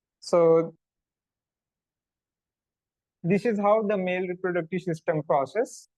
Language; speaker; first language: English; non-native, local second language; Telugu